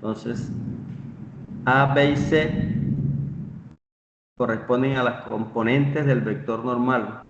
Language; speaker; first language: Spanish; native; Spanish